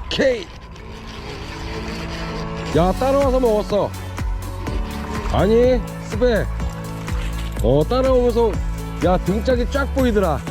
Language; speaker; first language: Korean; native; Korean